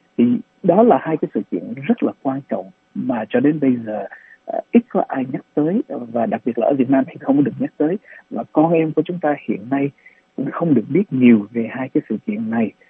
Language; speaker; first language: Vietnamese; early bilingual, other home language; English